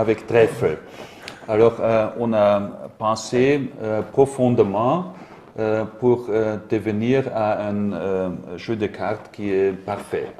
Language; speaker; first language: French; non-native, learner; German